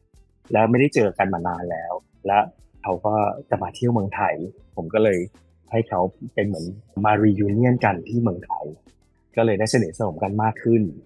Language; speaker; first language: Thai; native; Thai